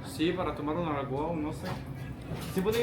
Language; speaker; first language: Spanish; non-native, learner; French